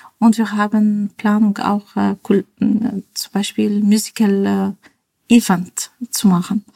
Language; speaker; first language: German; non-native, learner; Arabic